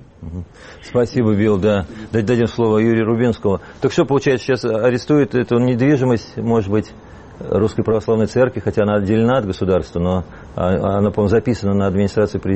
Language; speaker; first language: Russian; native; Russian